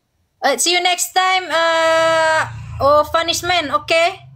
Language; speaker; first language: English; non-native, learner; Indonesian